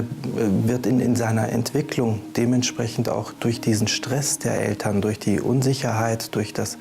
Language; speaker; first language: German; native; German